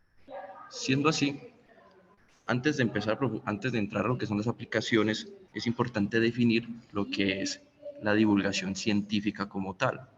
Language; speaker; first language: Spanish; native; Spanish